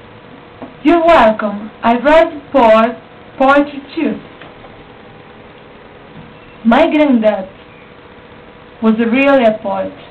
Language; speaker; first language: English; non-native, learner; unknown